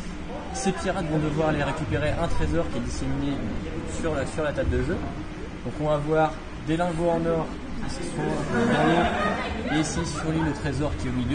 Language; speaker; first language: French; native; French